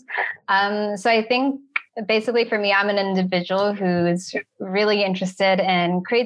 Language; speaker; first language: English; native; English